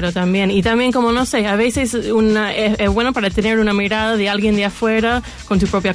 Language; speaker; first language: Spanish; non-native, fluent; English